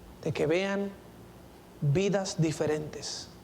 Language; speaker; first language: Spanish; native; Spanish